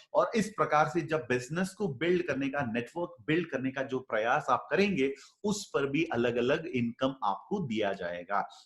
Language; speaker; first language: Hindi; native; Hindi